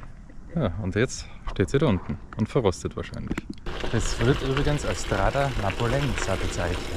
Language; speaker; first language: German; native; German